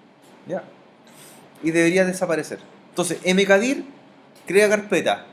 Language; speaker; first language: Spanish; native; Spanish